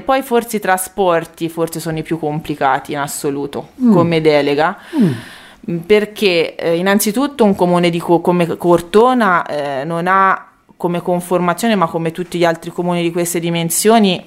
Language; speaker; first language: Italian; native; Italian